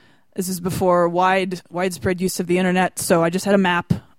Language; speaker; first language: English; native; English